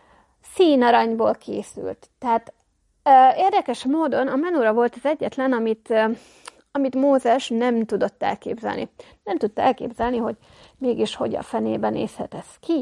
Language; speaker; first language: Hungarian; native; Hungarian